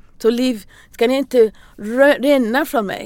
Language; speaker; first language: Swedish; non-native, learner; English